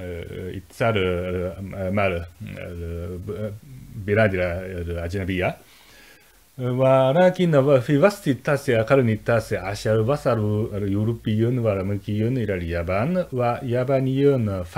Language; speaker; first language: Arabic; non-native, fluent; Japanese